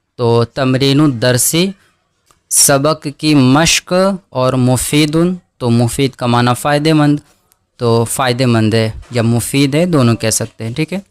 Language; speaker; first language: Urdu; native; Urdu